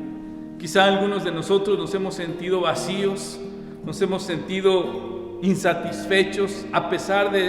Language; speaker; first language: Spanish; native; Spanish